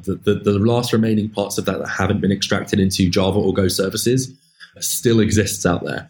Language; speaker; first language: English; native; English